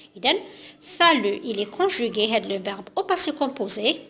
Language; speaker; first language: French; non-native, local second language; Arabic